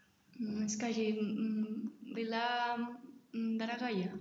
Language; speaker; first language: Russian; non-native, learner; Spanish